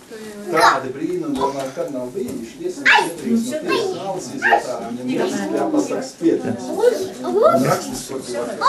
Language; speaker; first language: Latvian; native; Latvian